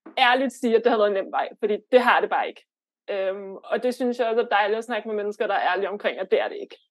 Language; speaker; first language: Danish; early bilingual, other home language; Lithuanian